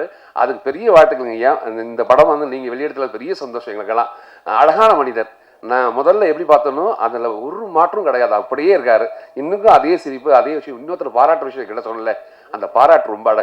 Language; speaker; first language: Tamil; native; Tamil